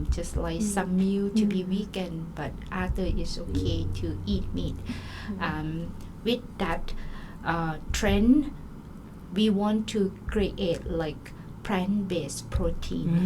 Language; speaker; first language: English; non-native, learner; Thai